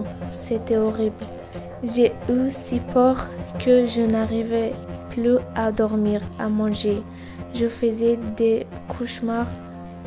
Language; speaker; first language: French; non-native, learner; Persian